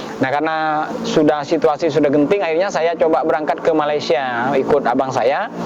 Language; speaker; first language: Indonesian; non-native, local second language; Madurese